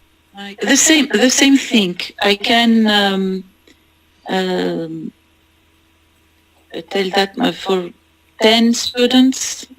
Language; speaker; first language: English; non-native, learner; Italian